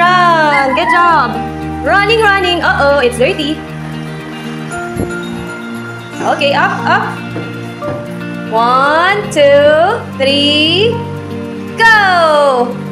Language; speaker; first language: English; non-native, local second language; Filipino